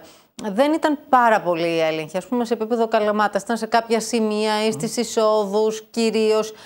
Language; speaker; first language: Greek; native; Greek